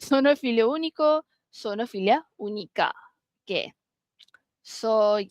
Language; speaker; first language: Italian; non-native, learner; Malay